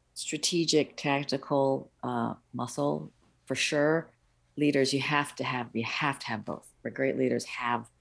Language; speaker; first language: English; early bilingual, other home language; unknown